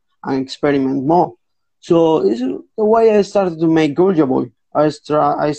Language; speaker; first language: English; non-native, fluent; Spanish